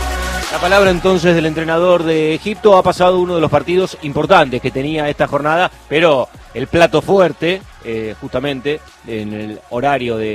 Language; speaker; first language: Spanish; native; Spanish